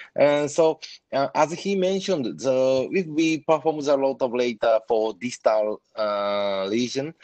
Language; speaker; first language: English; non-native, fluent; Japanese